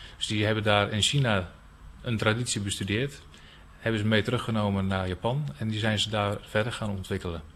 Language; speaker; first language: Dutch; native; Dutch